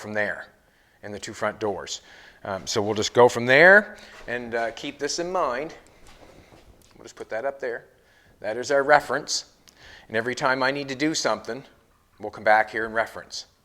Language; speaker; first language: English; native; English